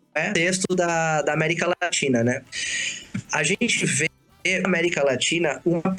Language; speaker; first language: Portuguese; early bilingual, other home language; Spanish